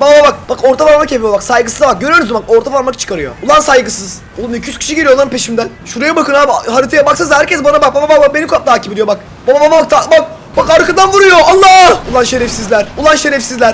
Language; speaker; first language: Turkish; native; Turkish